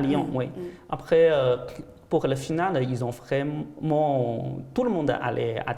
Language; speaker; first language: French; non-native, fluent; Chinese